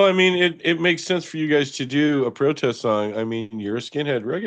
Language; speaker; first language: English; native; English